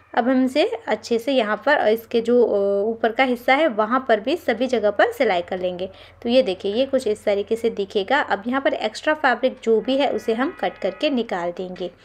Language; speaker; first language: Hindi; non-native, local second language; Gujarati